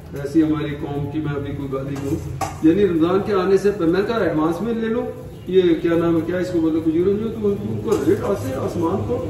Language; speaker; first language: Urdu; non-native, local second language; Punjabi